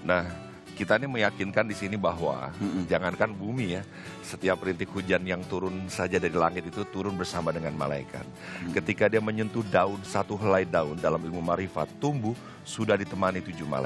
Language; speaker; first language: Malay; native; Malay